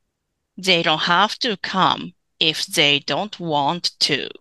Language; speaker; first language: English; non-native, fluent; Japanese